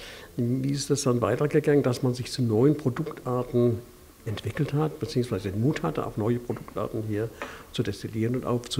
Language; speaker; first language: German; native; German